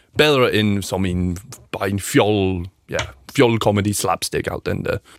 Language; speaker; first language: Danish; non-native, learner; English